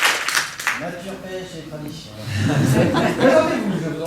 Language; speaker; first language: French; native; French